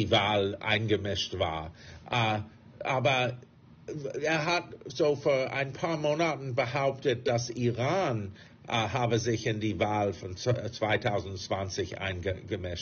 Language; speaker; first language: German; non-native, fluent; English